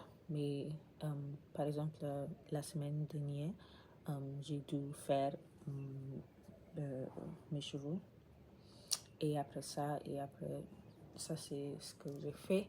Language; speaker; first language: French; non-native, learner; English